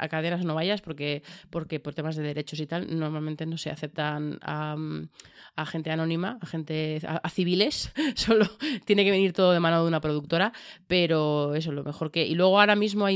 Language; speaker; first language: Spanish; native; Spanish